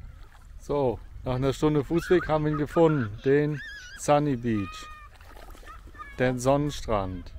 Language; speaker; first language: German; native; German